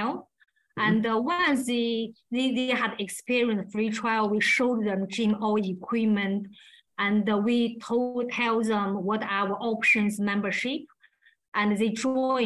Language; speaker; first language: English; non-native, learner; Chinese